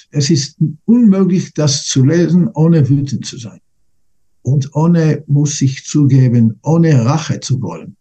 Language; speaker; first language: German; non-native, fluent; English